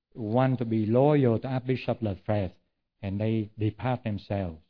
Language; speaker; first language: English; non-native, fluent; Vietnamese